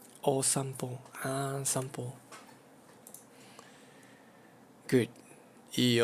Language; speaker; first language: Japanese; non-native, learner; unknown